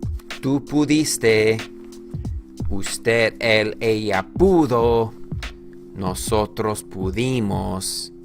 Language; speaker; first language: Spanish; non-native, fluent; English